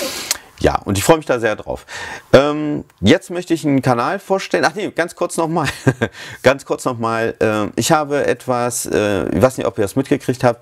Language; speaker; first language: German; native; German